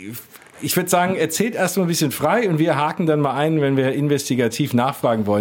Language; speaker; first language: German; native; German